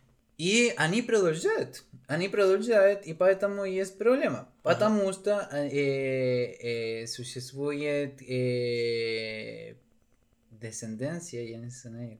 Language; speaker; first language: Russian; non-native, learner; Spanish